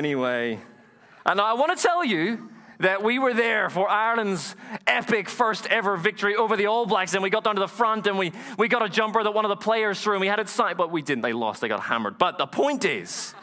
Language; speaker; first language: English; native; English